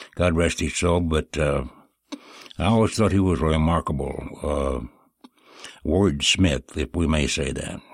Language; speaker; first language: English; native; English